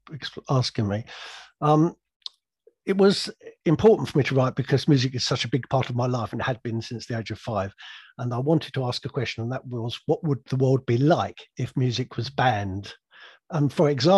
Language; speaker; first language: English; native; English